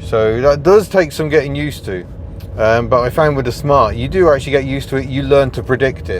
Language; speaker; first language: English; native; English